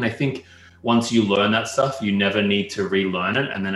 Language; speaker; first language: English; native; English